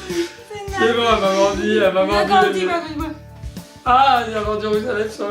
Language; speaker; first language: French; native; French